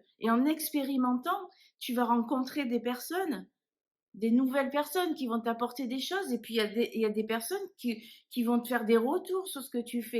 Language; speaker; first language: French; native; French